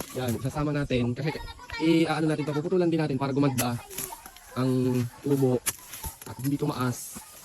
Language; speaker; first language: Filipino; native; Filipino